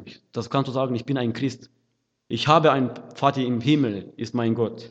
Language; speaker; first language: German; non-native, fluent; Russian